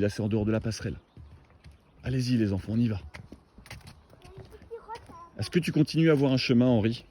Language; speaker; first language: French; native; French